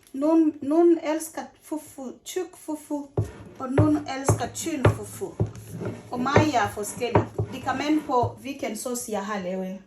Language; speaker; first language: Danish; non-native, fluent; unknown